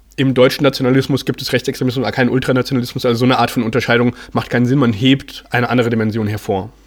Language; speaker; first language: German; native; German